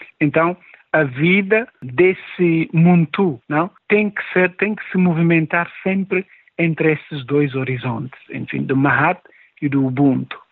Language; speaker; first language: Portuguese; non-native, local second language; Upper Guinea Crioulo